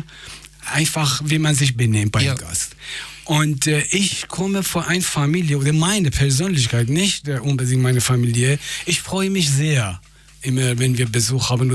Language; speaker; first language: German; non-native, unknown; Persian